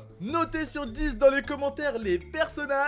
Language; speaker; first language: French; native; French